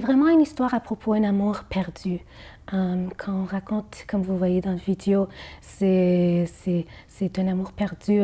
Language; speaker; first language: French; non-native, fluent; Arabic